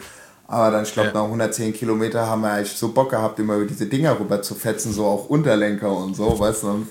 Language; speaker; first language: German; native; German